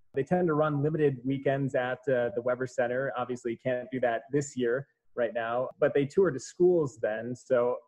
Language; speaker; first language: English; native; English